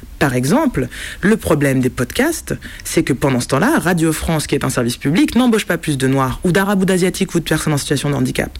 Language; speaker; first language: French; native; French